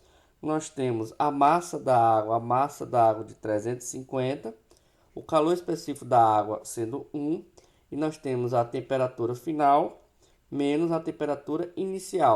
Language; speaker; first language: Portuguese; native; Portuguese